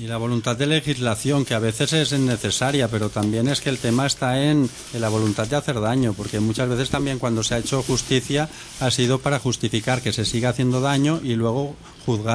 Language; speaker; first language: Spanish; native; Spanish